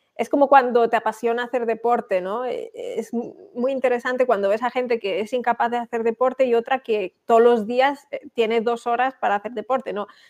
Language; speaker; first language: Spanish; native; Spanish